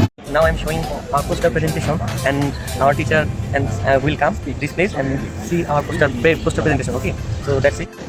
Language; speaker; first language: English; non-native, local second language; Bangla